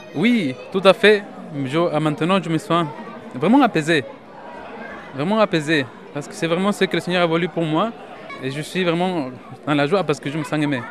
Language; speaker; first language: French; non-native, fluent; Spanish